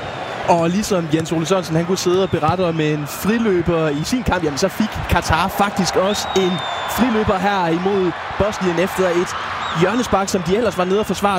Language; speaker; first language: Danish; native; Danish